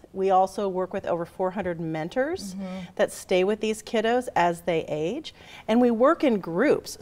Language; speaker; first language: English; native; English